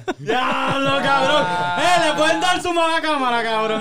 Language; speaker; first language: Spanish; early bilingual, heritage; Spanish